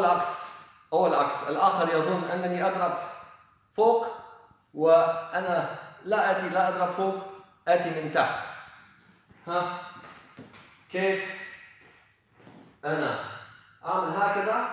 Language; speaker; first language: Arabic; non-native, learner; Polish